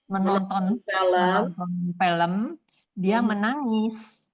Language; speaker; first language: Indonesian; non-native, learner; English